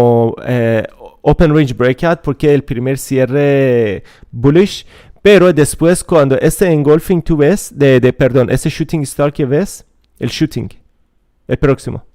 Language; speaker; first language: Spanish; non-native, fluent; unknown